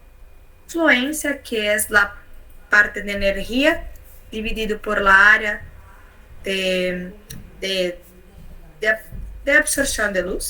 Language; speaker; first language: Spanish; non-native, learner; Portuguese